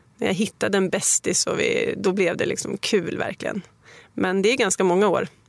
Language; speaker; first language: Swedish; native; Swedish